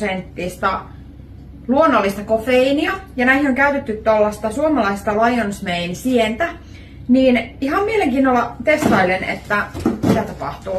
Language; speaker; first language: Finnish; native; Finnish